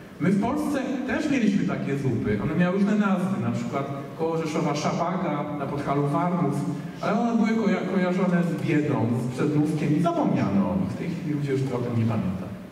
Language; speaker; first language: Polish; native; Polish